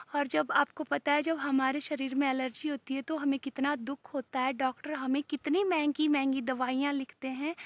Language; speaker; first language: Hindi; native; Hindi